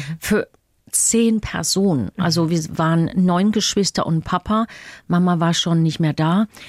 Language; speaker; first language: German; non-native, fluent; English